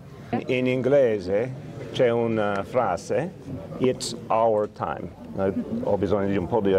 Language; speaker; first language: Italian; non-native, learner; English